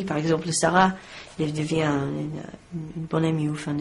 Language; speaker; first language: French; non-native, learner; English